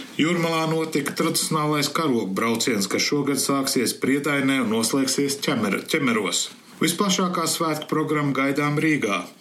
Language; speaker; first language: Latvian; early bilingual, heritage; Latvian